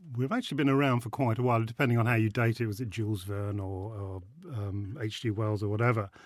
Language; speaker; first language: English; native; English